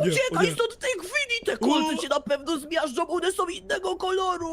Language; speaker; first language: Polish; native; Polish